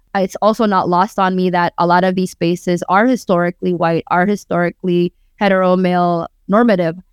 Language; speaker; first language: English; early bilingual, other home language; Waray